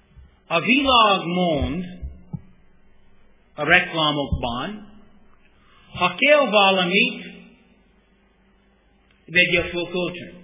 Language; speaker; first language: Hungarian; non-native, fluent; English